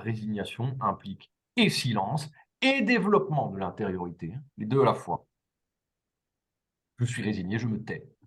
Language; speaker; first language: French; native; French